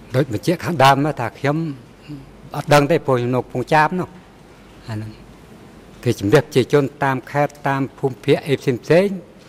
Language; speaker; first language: Khmer; non-native, local second language; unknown